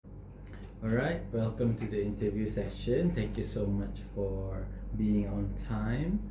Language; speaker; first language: English; non-native, fluent; Malay